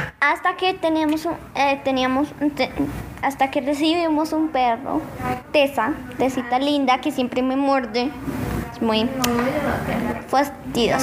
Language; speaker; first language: Spanish; early bilingual, heritage; Spanish